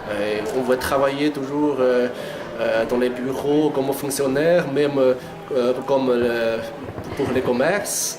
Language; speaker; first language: French; non-native, fluent; Chinese